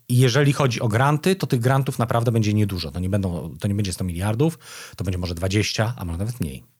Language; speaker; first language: Polish; native; Polish